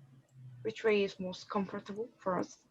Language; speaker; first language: English; non-native, learner; Korean